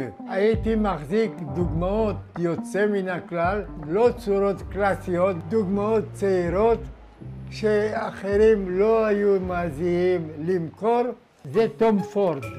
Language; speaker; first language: Hebrew; non-native, fluent; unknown